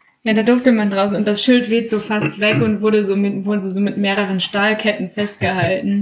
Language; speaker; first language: German; native; German